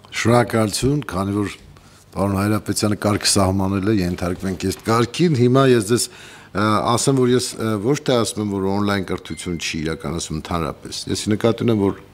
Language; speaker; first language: Armenian; native; Armenian